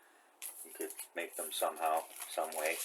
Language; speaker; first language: English; native; English